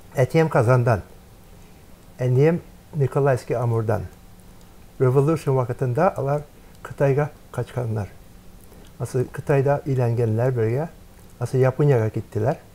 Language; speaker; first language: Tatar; early bilingual, heritage; Tatar